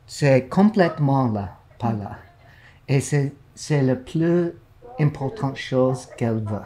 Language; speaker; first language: French; non-native, learner; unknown